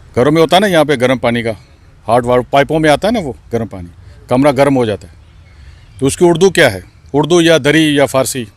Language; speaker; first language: Urdu; native; Urdu